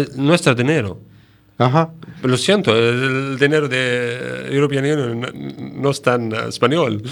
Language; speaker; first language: Spanish; non-native, learner; Arabic